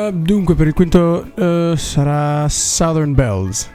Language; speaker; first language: Italian; native; Italian